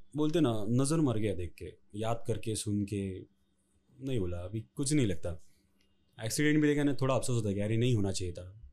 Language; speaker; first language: Hindi; non-native, local second language; Marathi